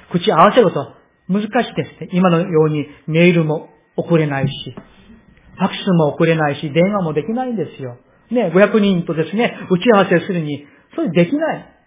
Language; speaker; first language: Japanese; non-native, fluent; Korean